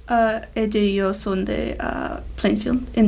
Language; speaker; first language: Spanish; non-native, learner; English